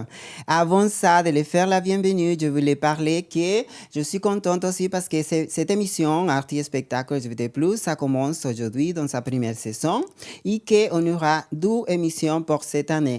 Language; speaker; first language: French; non-native, learner; Spanish